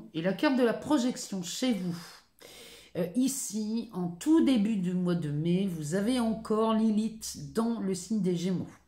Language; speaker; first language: French; native; French